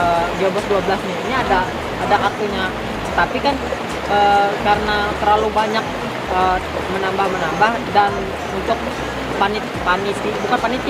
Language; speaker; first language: Indonesian; native; Indonesian